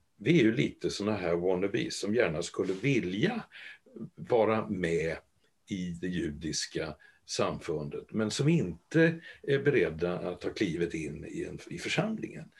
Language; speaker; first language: Swedish; native; Swedish